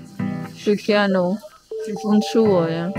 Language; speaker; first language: German; non-native, fluent; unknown